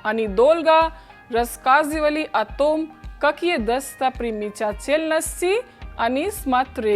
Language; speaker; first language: Russian; non-native, fluent; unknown